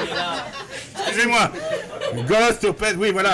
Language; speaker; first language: French; native; French